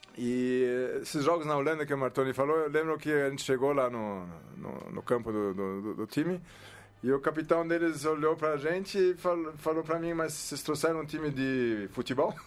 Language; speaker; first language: Portuguese; non-native, fluent; German